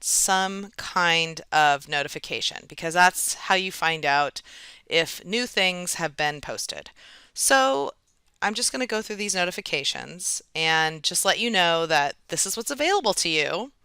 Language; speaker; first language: English; native; English